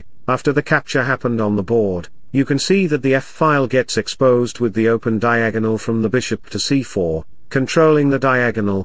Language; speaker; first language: English; non-native, local second language; Hindi